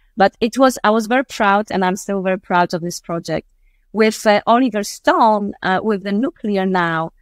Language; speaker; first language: English; non-native, fluent; Polish